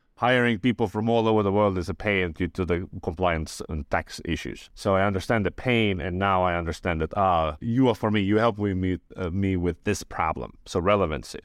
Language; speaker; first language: English; non-native, fluent; Estonian